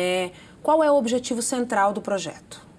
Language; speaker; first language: Portuguese; native; Portuguese